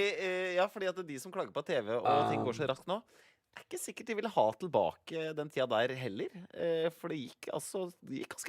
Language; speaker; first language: Norwegian; native; Norwegian